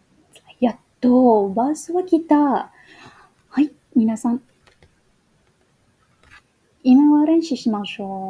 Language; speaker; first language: Japanese; non-native, learner; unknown